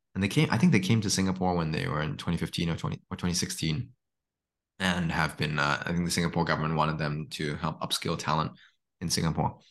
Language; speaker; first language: English; native; English